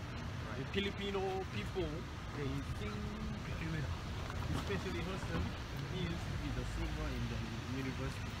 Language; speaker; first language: English; non-native, learner; Korean